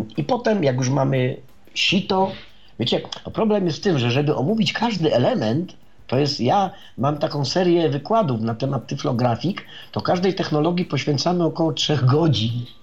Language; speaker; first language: Polish; native; Polish